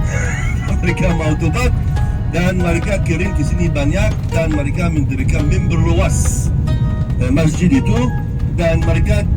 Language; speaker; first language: Indonesian; non-native, learner; Arabic